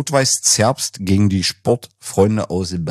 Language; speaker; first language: German; native; German